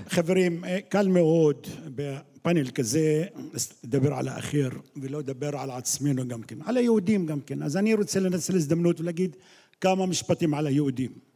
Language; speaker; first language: Hebrew; non-native, local second language; Arabic